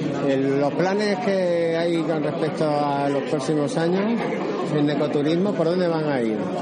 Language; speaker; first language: Spanish; native; Spanish